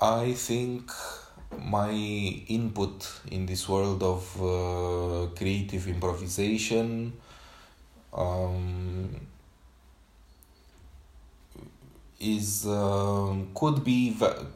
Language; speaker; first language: English; non-native, fluent; Romanian